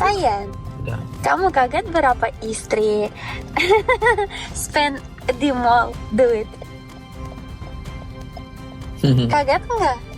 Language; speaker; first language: Indonesian; non-native, learner; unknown